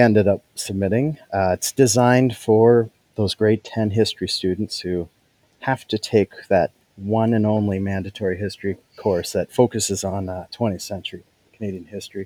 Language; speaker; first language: English; native; English